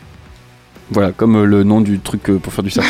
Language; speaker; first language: French; native; French